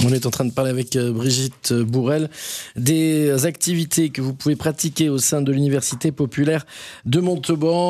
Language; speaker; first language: French; native; French